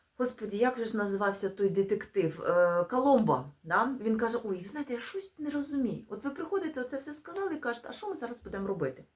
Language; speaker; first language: Ukrainian; non-native, local second language; Russian